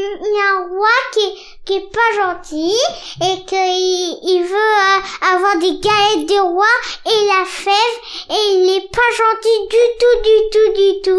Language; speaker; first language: French; native; French